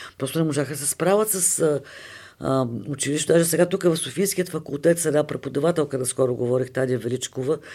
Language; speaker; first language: Bulgarian; native; Bulgarian